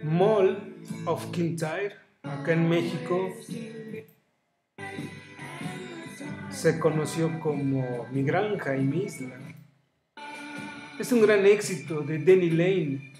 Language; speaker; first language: Spanish; native; Spanish